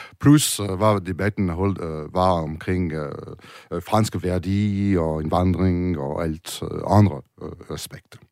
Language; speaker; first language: Danish; non-native, fluent; French